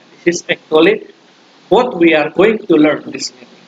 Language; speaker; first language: English; non-native, fluent; Indonesian